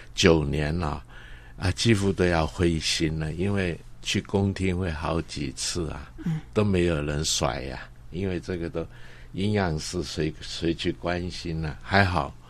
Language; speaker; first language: Chinese; non-native, local second language; Cantonese